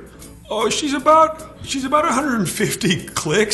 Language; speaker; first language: English; native; English